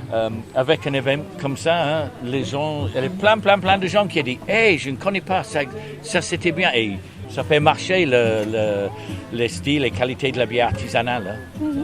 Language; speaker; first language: French; non-native, learner; English